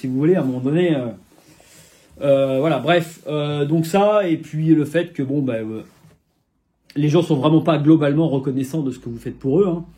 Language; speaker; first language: French; native; French